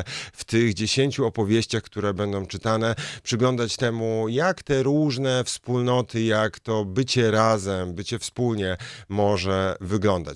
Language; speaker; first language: Polish; native; Polish